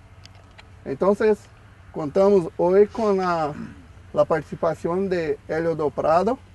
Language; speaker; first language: Spanish; non-native, fluent; Portuguese